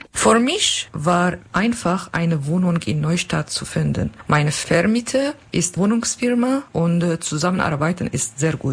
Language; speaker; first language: German; non-native, learner; Kurdish